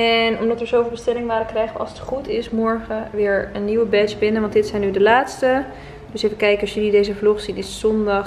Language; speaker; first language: Dutch; native; Dutch